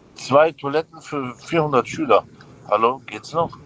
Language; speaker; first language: German; native; German